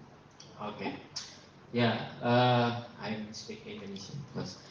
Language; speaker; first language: English; non-native, learner; Indonesian